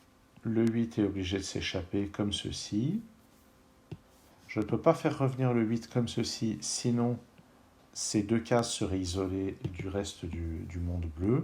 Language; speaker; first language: French; native; French